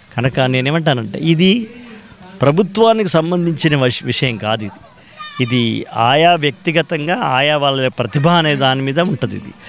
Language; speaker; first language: Telugu; native; Telugu